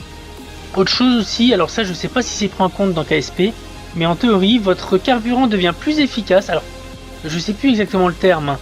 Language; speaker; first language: French; native; French